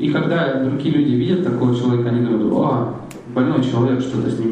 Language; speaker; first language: Russian; native; Russian